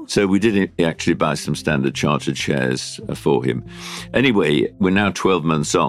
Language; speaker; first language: English; native; English